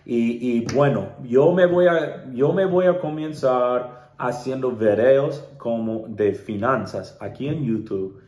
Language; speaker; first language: Spanish; non-native, learner; English